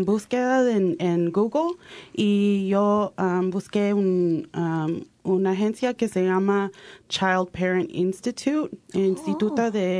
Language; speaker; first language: Spanish; early bilingual, heritage; Spanish